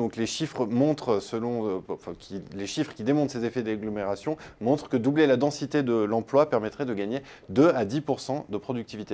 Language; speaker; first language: French; native; French